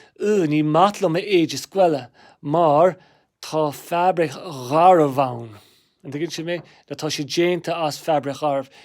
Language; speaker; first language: Irish; native; Irish